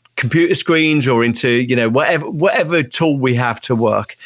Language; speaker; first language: English; native; English